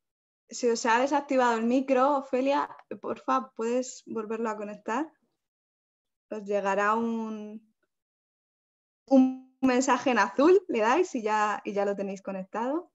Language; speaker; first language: Spanish; native; Spanish